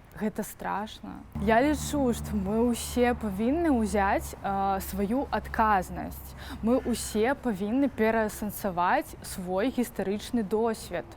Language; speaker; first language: Belarusian; non-native, local second language; Russian